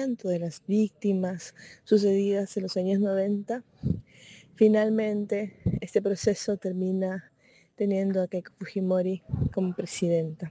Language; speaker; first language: Spanish; native; Spanish